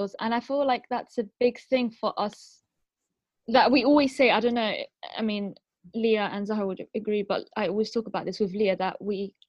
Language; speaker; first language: English; non-native, local second language; Arabic